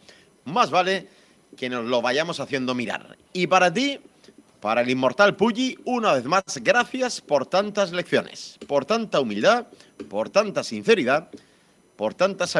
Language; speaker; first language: Spanish; native; Spanish